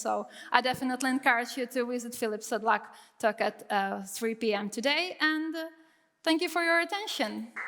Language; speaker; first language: English; non-native, fluent; Czech